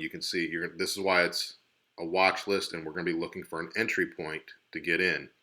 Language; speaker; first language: English; native; English